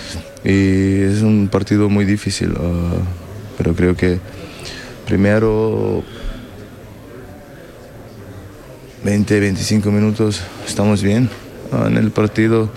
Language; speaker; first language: Spanish; non-native, learner; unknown